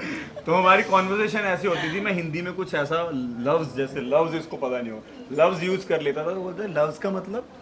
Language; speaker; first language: Hindi; native; Hindi